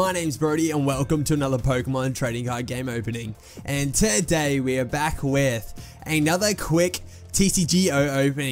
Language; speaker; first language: English; native; English